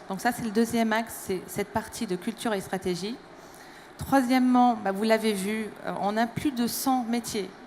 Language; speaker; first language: French; non-native, fluent; English